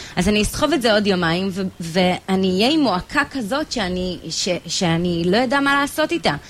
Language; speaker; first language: Hebrew; native; Hebrew